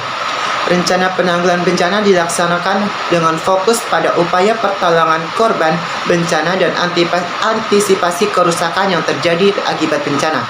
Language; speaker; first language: Indonesian; native; Indonesian